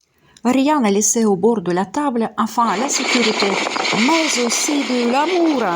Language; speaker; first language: French; non-native, fluent; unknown